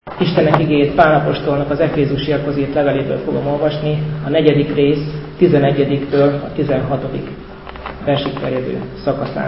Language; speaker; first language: Hungarian; native; Hungarian